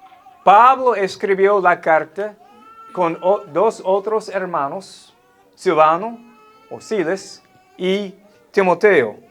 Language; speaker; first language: Spanish; non-native, fluent; English